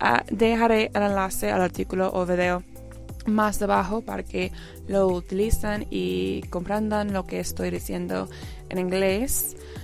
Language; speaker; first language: Spanish; non-native, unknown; English